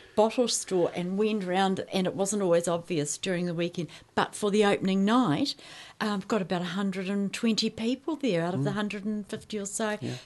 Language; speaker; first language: English; native; English